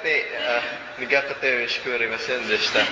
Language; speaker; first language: Japanese; non-native, learner; Cebuano